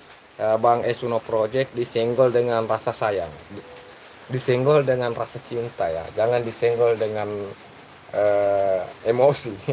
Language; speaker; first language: Indonesian; native; Indonesian